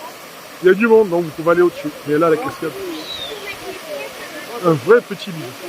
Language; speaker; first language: French; native; French